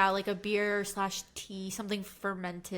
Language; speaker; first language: English; native; English